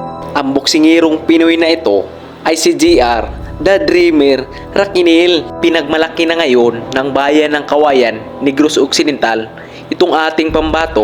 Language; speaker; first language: Filipino; native; Filipino